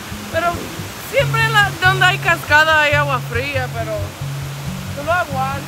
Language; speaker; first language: Spanish; non-native, fluent; English